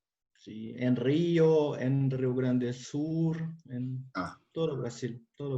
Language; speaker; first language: Spanish; non-native, fluent; Portuguese